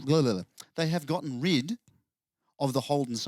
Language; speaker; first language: English; native; English